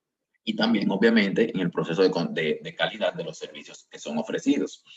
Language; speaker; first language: Spanish; native; Spanish